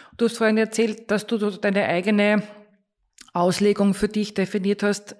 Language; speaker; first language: German; native; German